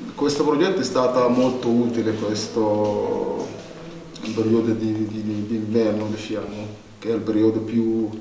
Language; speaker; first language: Italian; non-native, learner; Arabic